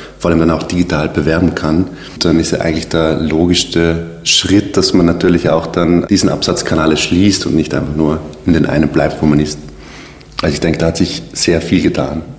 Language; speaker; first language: German; native; German